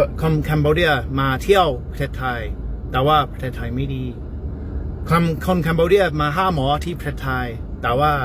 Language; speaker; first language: Thai; non-native, learner; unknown